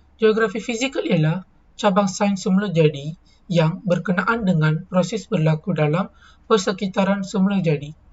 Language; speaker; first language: Malay; non-native, local second language; Tamil